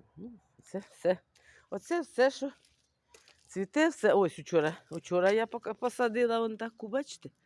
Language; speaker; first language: Ukrainian; native; Ukrainian